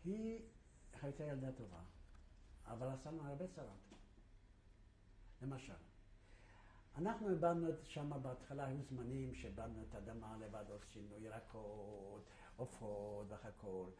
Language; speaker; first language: Hebrew; non-native, fluent; Yiddish